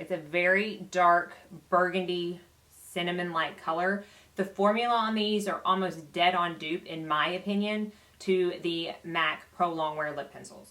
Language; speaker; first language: English; native; English